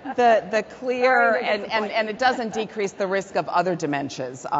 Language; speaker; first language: English; native; English